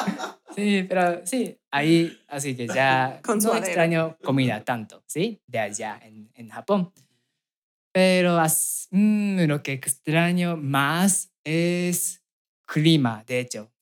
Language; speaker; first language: Spanish; non-native, fluent; Japanese